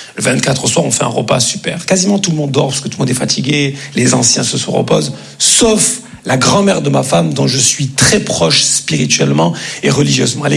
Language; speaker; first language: French; early bilingual, other home language; Arabic